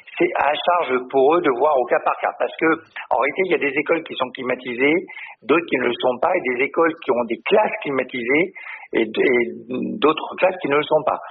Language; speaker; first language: French; native; French